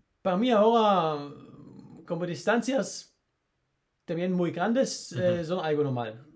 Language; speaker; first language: Spanish; non-native, learner; German